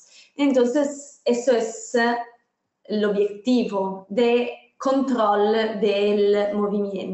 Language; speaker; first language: Spanish; non-native, fluent; Italian